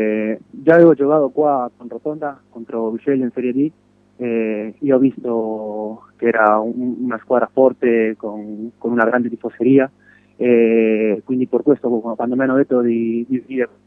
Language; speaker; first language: Italian; non-native, fluent; Spanish